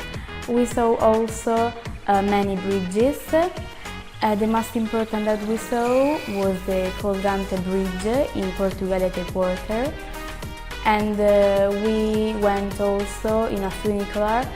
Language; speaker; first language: English; non-native, learner; Italian